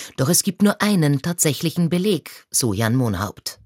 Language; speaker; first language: German; native; German